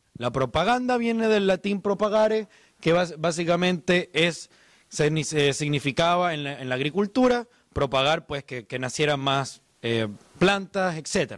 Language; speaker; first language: Spanish; native; Spanish